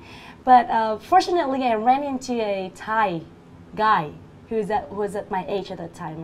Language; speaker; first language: English; non-native, fluent; Vietnamese